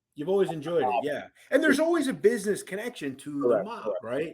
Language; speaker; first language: English; native; English